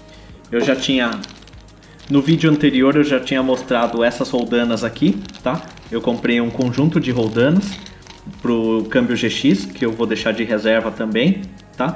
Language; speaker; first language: Portuguese; native; Portuguese